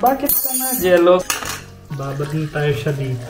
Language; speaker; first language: Filipino; non-native, learner; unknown